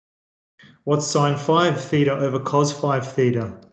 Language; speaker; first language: English; native; English